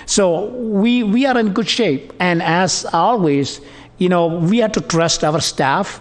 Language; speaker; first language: English; non-native, local second language; Tamil